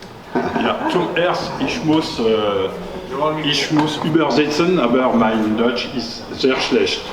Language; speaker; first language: German; non-native, learner; French